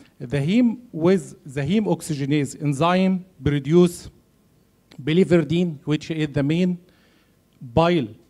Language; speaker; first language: English; non-native, fluent; Arabic